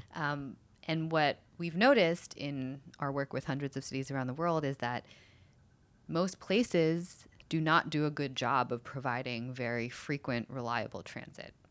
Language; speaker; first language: English; native; English